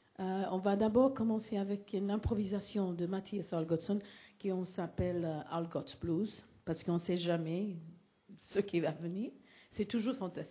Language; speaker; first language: French; non-native, fluent; English